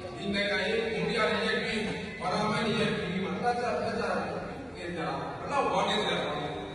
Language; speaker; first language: Burmese; non-native, local second language; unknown